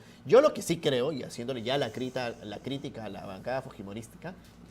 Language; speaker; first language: Spanish; native; Spanish